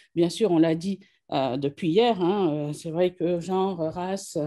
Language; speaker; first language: French; native; French